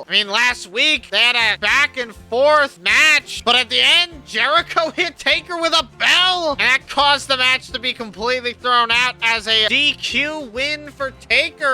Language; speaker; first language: English; native; English